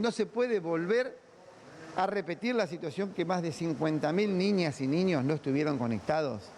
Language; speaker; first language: Spanish; native; Spanish